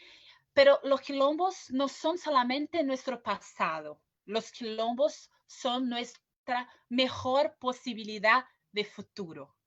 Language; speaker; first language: Spanish; non-native, fluent; Portuguese